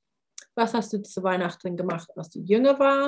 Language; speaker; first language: German; non-native, fluent; English